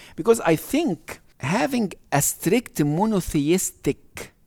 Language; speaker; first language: English; non-native, fluent; Arabic